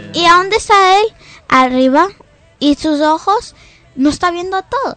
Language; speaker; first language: Spanish; early bilingual, heritage; Spanish